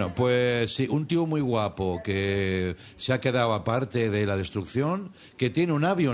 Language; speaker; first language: Spanish; native; Spanish